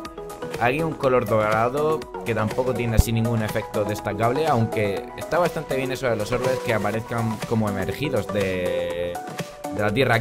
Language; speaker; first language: Spanish; native; Spanish